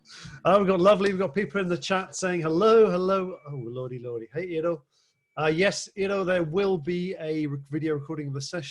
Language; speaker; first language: English; native; English